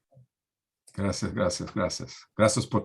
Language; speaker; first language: Spanish; non-native, learner; Portuguese